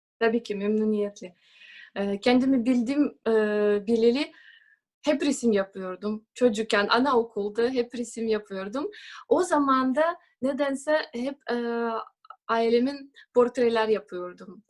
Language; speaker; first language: Turkish; non-native, fluent; Russian